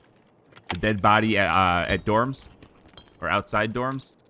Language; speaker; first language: English; native; English